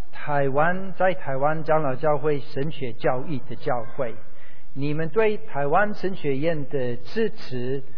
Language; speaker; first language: Chinese; non-native, fluent; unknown